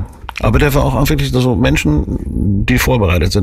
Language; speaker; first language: German; native; German